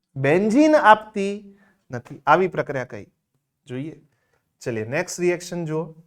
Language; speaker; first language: Hindi; non-native, local second language; Gujarati